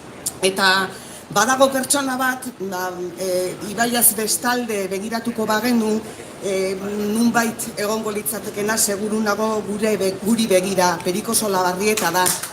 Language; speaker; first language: Basque; native; Basque